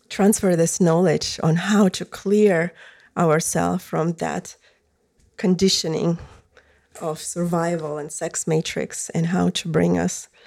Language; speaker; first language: English; non-native, fluent; Russian